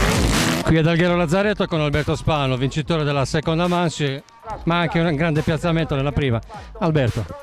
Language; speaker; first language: Italian; native; Italian